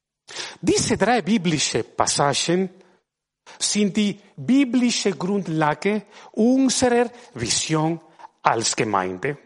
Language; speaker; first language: German; non-native, fluent; Spanish